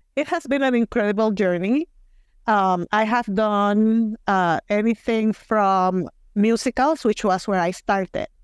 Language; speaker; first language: English; non-native, fluent; Spanish